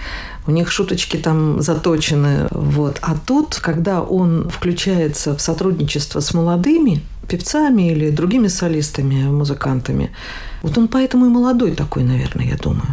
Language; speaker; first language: Russian; native; Russian